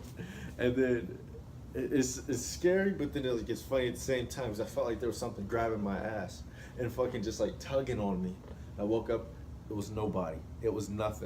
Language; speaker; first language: English; native; English